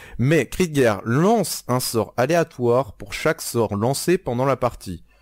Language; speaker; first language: French; native; French